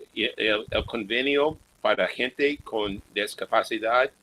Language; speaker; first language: Spanish; non-native, fluent; English